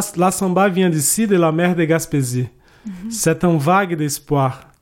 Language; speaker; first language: French; non-native, fluent; Portuguese